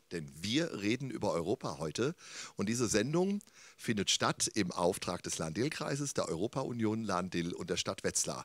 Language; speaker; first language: German; native; German